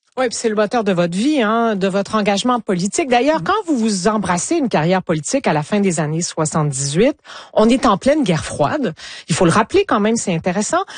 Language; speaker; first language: French; native; French